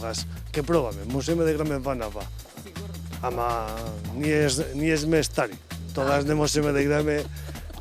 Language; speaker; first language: Macedonian; non-native, learner; Spanish